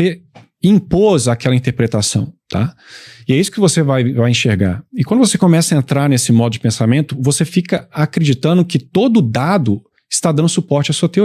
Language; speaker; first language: Portuguese; native; Portuguese